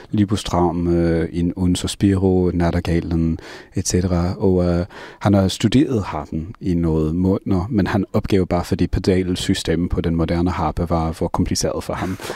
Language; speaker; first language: Danish; non-native, fluent; English